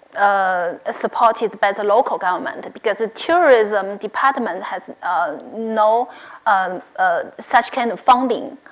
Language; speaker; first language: English; non-native, learner; Chinese